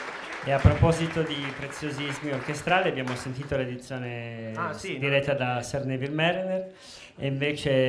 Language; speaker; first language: Italian; native; Italian